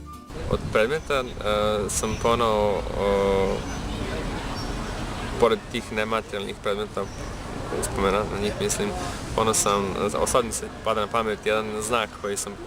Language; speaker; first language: Serbian; native; Serbian